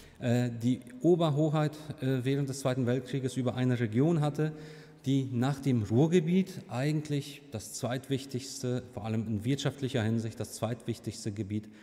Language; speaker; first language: German; native; German